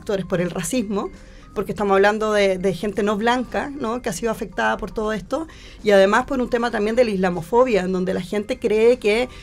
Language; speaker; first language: Spanish; native; Spanish